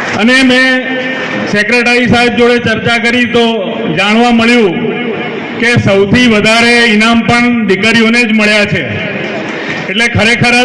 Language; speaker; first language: Gujarati; native; Gujarati